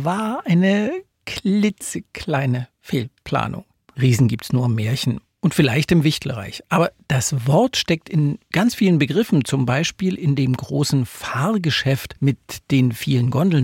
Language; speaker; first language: German; native; German